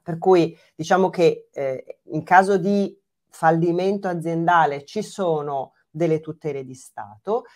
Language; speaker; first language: Italian; native; Italian